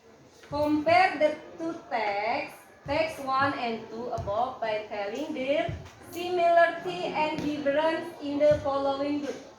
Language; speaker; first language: English; non-native, learner; Indonesian